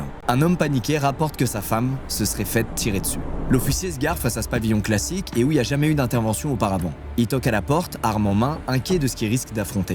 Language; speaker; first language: French; native; French